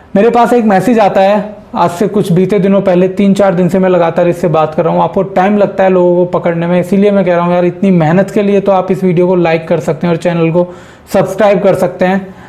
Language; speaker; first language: Hindi; native; Hindi